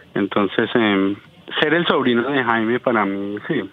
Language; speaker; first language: Spanish; early bilingual, heritage; Spanish